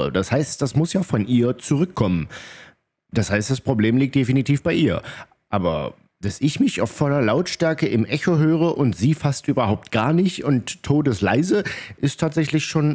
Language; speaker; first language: German; native; German